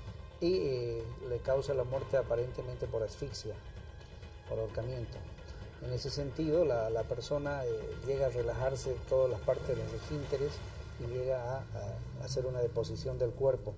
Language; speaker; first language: Spanish; native; Spanish